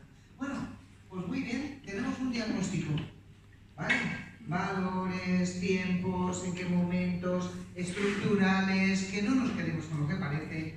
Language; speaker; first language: Spanish; native; Spanish